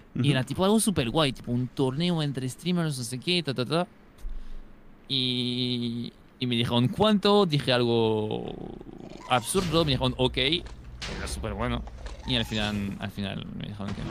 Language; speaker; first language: Spanish; non-native, fluent; French